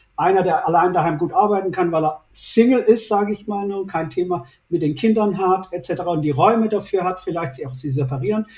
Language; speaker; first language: German; early bilingual, other home language; Turkish